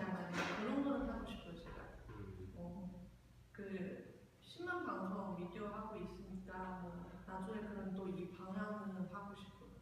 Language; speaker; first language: Korean; non-native, learner; Chinese